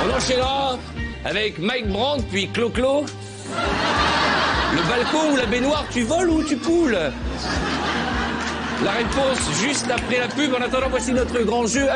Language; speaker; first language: French; native; French